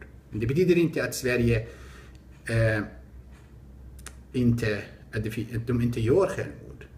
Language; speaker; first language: Swedish; non-native, fluent; Arabic